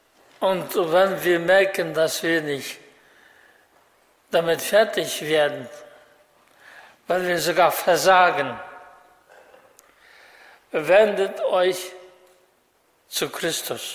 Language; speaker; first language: German; non-native, fluent; Russian